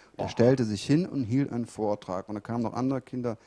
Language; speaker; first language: German; native; German